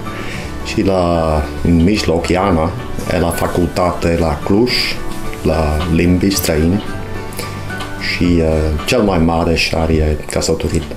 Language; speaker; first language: Romanian; non-native, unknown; Dutch